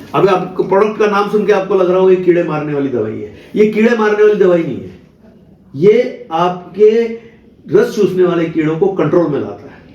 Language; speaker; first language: Hindi; non-native, local second language; Marathi